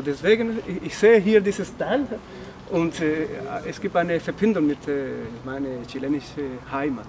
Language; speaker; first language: German; non-native, learner; Spanish